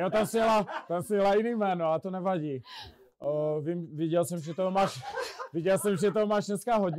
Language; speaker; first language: Czech; native; Czech